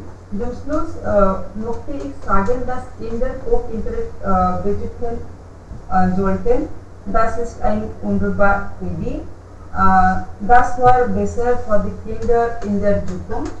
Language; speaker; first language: German; non-native, learner; Hindi